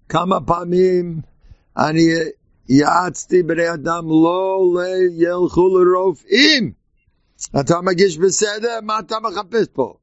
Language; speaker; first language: Hebrew; non-native, fluent; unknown